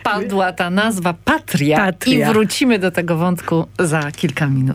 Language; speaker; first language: Polish; native; Polish